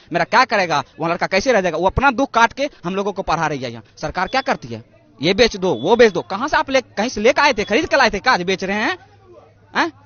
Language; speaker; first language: Hindi; native; Hindi